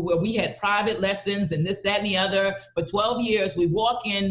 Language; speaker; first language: English; native; English